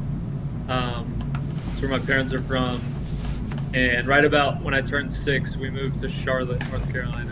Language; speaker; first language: English; early bilingual, other home language; Spanish